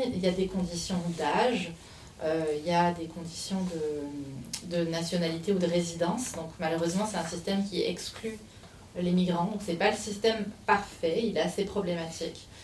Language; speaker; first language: French; native; French